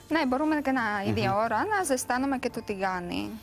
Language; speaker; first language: Greek; non-native, learner; Latvian